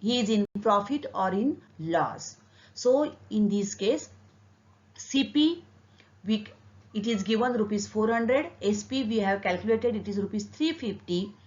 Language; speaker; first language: English; non-native, local second language; Marathi